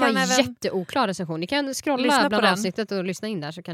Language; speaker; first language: Swedish; native; Swedish